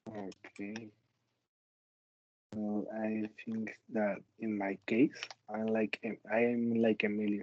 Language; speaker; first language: English; non-native, learner; Spanish